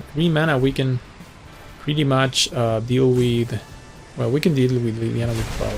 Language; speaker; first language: English; non-native, fluent; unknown